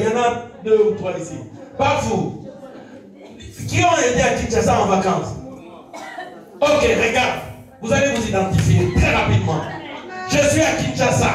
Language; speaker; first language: French; non-native, local second language; Lingala